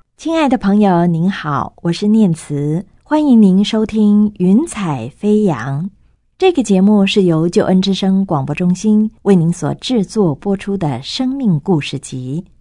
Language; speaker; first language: Chinese; native; Chinese